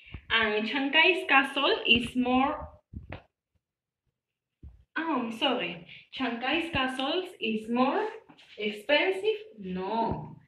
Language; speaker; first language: English; non-native, learner; Spanish